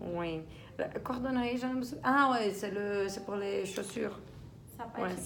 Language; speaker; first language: French; non-native, fluent; Portuguese